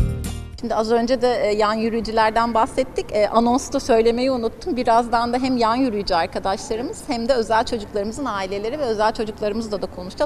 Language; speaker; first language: Turkish; native; Turkish